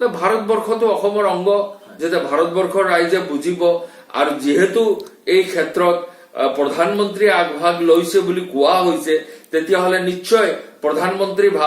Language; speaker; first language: Assamese; non-native, local second language; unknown